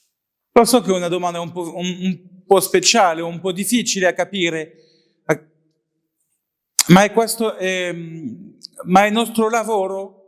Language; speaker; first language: Italian; non-native, learner; French